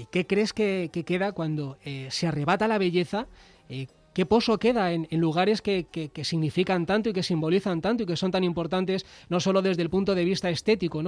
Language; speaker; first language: Spanish; native; Spanish